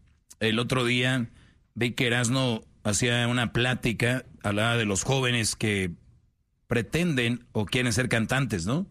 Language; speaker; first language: Spanish; native; Spanish